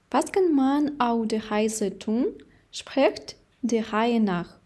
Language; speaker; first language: German; non-native, fluent; Ukrainian